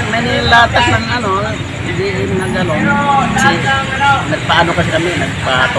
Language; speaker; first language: Filipino; native; Filipino